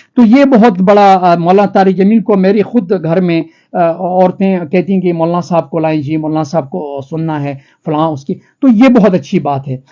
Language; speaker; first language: Urdu; non-native, local second language; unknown